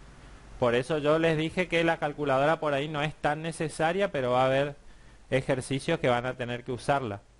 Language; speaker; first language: Spanish; native; Spanish